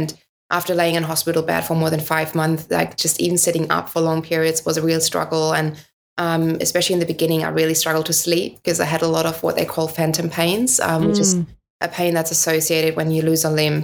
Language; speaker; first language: English; non-native, fluent; German